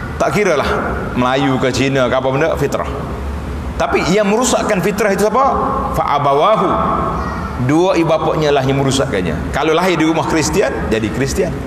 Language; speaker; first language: Malay; native; Malay